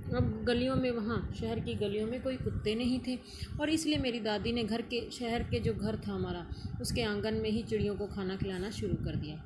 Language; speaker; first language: Hindi; native; Hindi